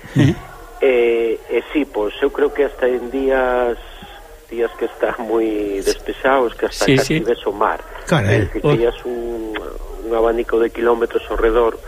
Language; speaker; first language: Galician; native; Galician